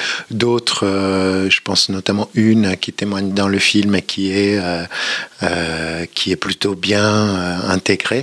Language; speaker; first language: French; native; French